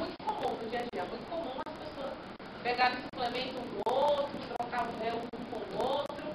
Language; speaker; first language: Portuguese; native; Portuguese